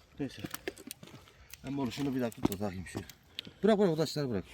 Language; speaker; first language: Turkish; native; Turkish